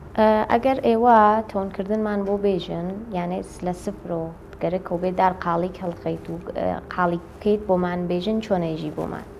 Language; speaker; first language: Central Kurdish; native; Central Kurdish